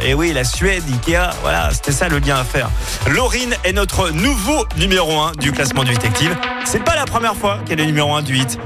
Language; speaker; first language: French; native; French